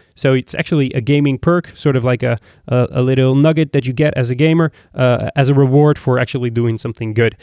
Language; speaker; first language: English; non-native, fluent; Dutch